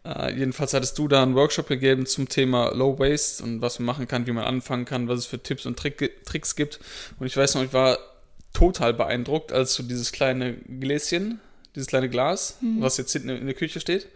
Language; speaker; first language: German; native; German